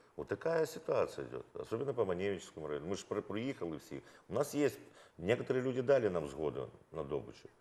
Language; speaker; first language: Russian; non-native, local second language; Ukrainian